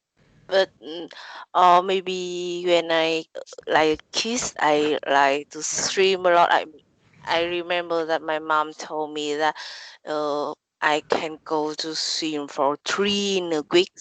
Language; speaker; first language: English; non-native, learner; Vietnamese